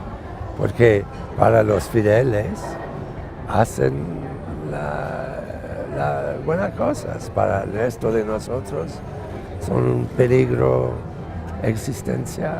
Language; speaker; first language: Spanish; non-native, fluent; English